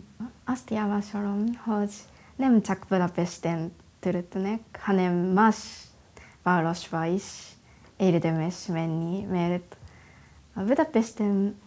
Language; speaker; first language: Hungarian; non-native, learner; Japanese